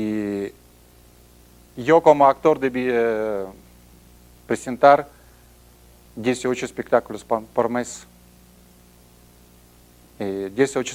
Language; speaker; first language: Spanish; non-native, learner; Russian